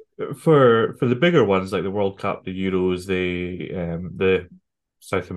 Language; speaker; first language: English; native; English